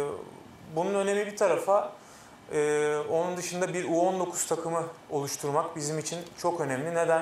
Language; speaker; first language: Turkish; native; Turkish